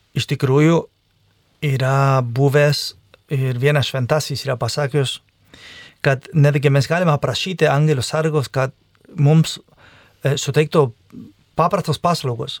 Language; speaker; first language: Lithuanian; non-native, fluent; Spanish